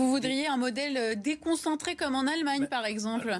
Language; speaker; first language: French; native; French